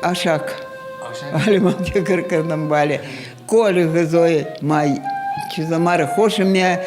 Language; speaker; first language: Persian; non-native, fluent; Russian